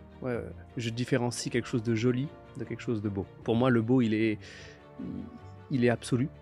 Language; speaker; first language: French; native; French